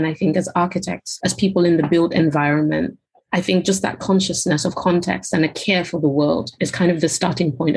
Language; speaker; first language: English; non-native, local second language; Yoruba